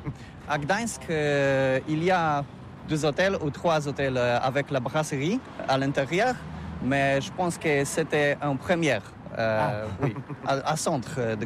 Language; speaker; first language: French; non-native, learner; Polish